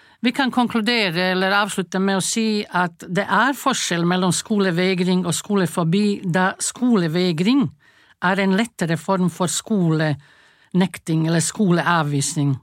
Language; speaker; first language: Norwegian; non-native, fluent; Croatian